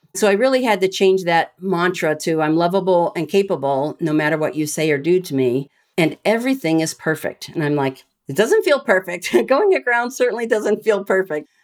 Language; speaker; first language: English; native; English